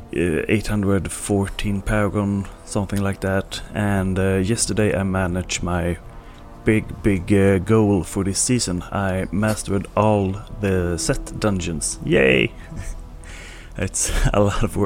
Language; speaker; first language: English; non-native, fluent; Swedish